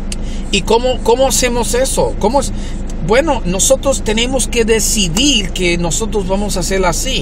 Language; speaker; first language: Spanish; early bilingual, heritage; Spanish